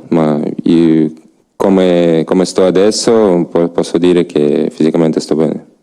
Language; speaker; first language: Italian; non-native, learner; Ukrainian